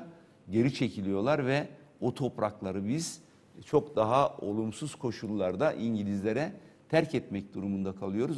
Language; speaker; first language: Turkish; native; Turkish